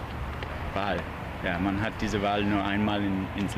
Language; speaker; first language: German; non-native, fluent; English